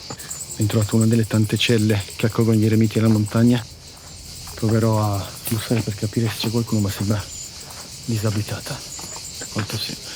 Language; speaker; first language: Italian; native; Italian